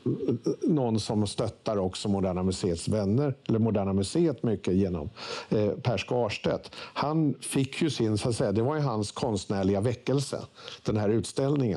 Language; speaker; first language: Swedish; native; Swedish